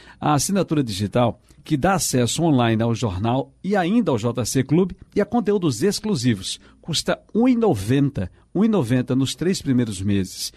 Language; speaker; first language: Portuguese; native; Portuguese